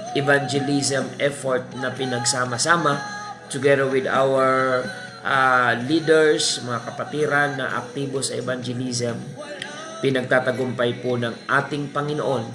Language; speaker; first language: Filipino; non-native, local second language; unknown